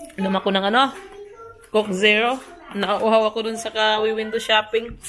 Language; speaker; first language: Filipino; native; Filipino